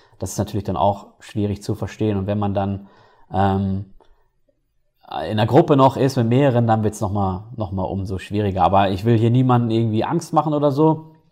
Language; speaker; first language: German; native; German